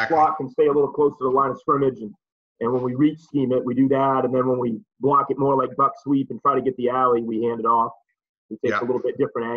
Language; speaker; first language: English; native; English